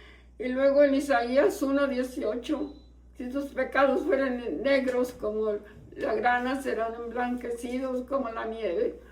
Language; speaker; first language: Spanish; native; Spanish